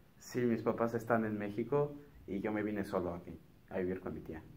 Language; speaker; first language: Spanish; native; Spanish